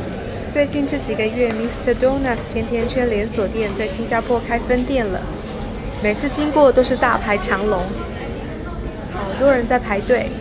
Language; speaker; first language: Chinese; native; Chinese